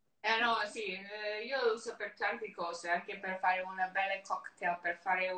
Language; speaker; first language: Italian; non-native, learner; English